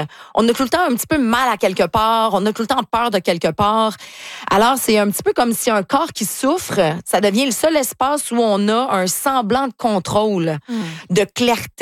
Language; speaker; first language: French; native; French